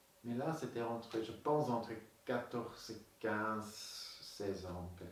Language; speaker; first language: French; non-native, local second language; Dutch